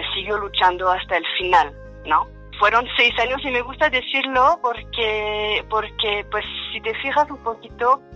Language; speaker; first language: Spanish; non-native, fluent; French